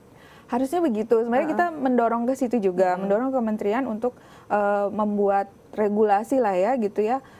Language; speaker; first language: Indonesian; native; Indonesian